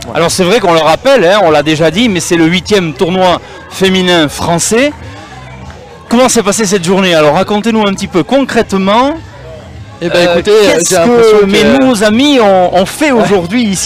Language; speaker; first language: French; native; French